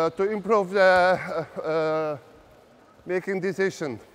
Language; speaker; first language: English; non-native, learner; Hungarian